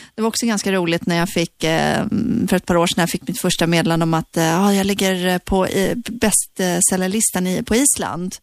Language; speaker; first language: Swedish; native; Swedish